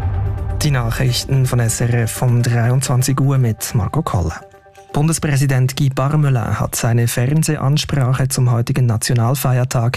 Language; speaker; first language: German; native; German